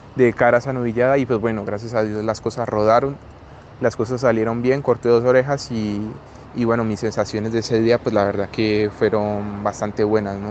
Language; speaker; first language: Spanish; native; Spanish